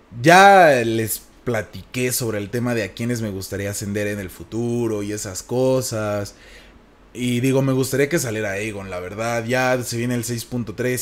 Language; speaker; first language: Spanish; native; Spanish